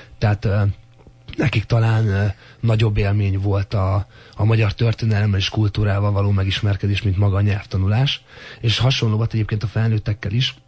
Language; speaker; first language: Hungarian; native; Hungarian